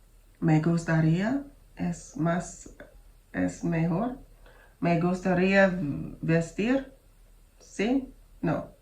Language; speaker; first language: Spanish; non-native, learner; English